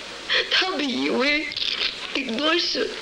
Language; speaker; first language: Chinese; native; Chinese